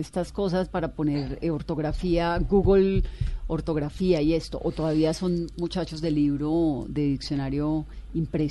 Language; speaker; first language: Spanish; native; Spanish